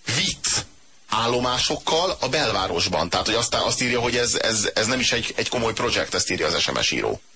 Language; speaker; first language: Hungarian; native; Hungarian